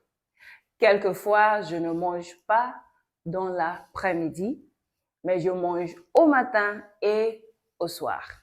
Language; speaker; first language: French; non-native, local second language; Yoruba